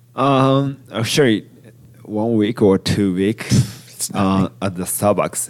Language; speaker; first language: English; non-native, learner; Japanese